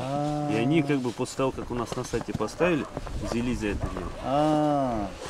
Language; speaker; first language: Russian; non-native, local second language; Bashkir